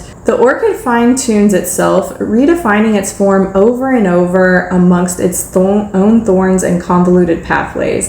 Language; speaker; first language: English; native; English